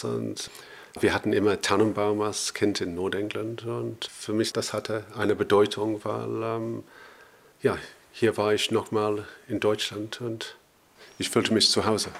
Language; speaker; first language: German; non-native, fluent; English